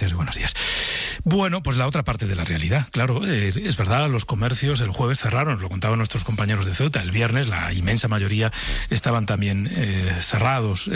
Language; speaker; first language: Spanish; native; Spanish